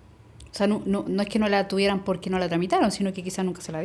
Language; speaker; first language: Spanish; native; Spanish